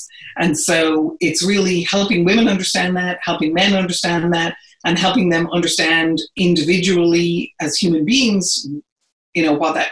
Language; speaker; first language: English; native; English